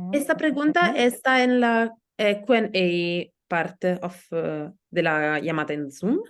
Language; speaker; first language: Spanish; non-native, learner; Italian